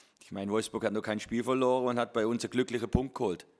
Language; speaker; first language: German; native; German